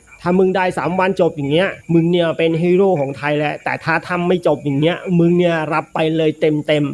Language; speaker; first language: Thai; native; Thai